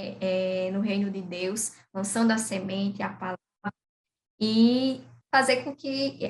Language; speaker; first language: Portuguese; native; Portuguese